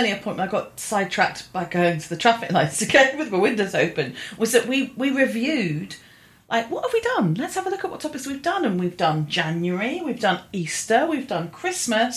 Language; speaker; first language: English; native; English